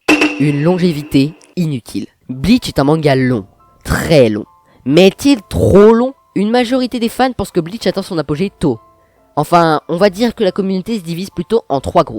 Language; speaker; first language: French; native; French